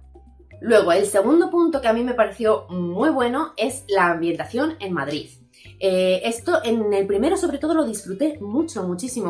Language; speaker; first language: Spanish; native; Spanish